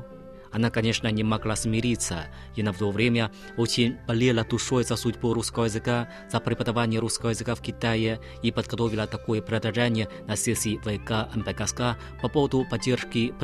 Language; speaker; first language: Russian; non-native, fluent; Chinese